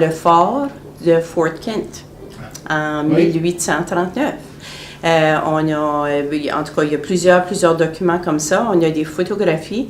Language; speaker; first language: French; native; French